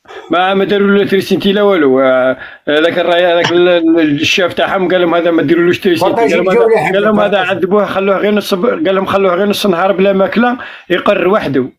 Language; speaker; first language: Arabic; native; Arabic